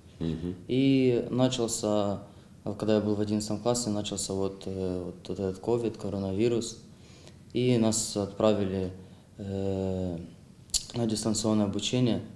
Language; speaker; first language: Russian; non-native, local second language; Ukrainian